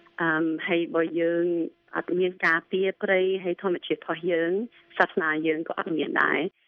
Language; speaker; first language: Khmer; early bilingual, heritage; Khmer